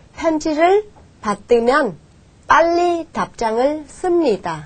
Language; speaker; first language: Korean; non-native, fluent; Vietnamese